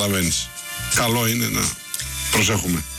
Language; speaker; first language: Greek; native; Greek